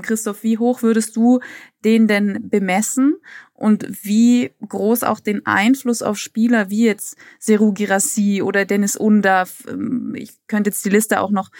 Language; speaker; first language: German; native; German